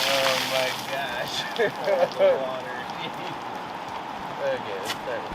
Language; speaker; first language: English; native; English